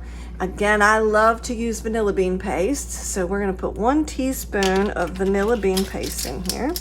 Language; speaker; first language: English; native; English